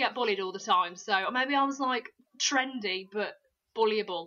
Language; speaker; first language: English; native; English